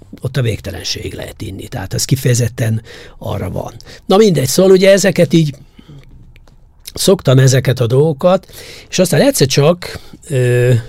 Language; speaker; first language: Hungarian; native; Hungarian